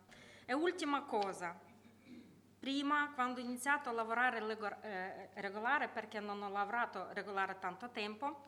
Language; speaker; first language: Italian; non-native, learner; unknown